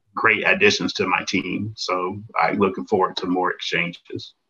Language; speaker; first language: English; native; English